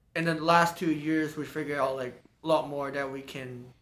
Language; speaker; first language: English; non-native, local second language; Cantonese